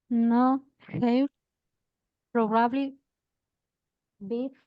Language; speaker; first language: English; non-native, learner; Spanish